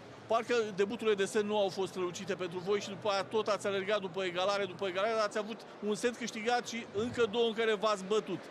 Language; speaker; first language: Romanian; native; Romanian